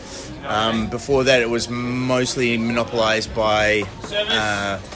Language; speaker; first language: English; native; English